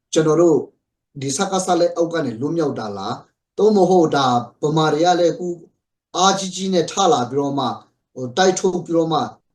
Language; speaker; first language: Burmese; non-native, local second language; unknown